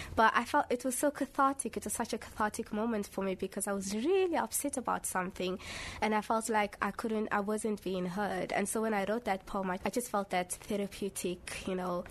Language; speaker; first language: English; early bilingual, other home language; Somali